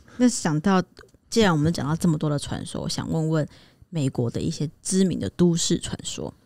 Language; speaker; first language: Chinese; native; Chinese